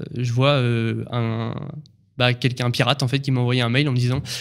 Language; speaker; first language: French; native; French